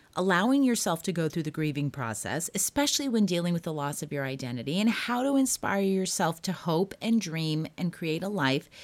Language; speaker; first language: English; native; English